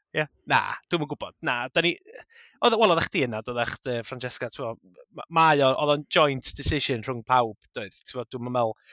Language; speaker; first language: Welsh; native; Welsh